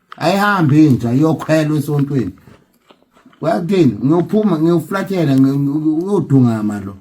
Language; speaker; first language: Zulu; native; Zulu